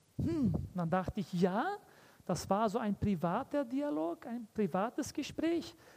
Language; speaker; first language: German; early bilingual, heritage; German